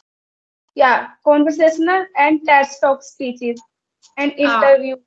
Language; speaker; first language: English; non-native, learner; Hindi